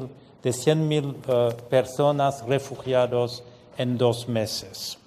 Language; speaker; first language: Spanish; non-native, fluent; French